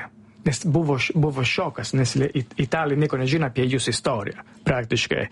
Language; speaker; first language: Lithuanian; non-native, fluent; Italian